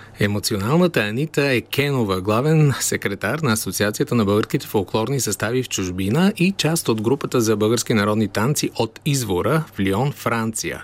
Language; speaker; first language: Bulgarian; native; Bulgarian